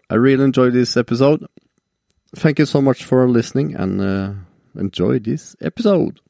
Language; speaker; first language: English; non-native, fluent; Norwegian